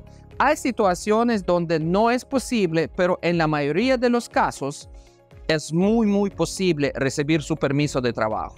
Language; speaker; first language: Spanish; non-native, fluent; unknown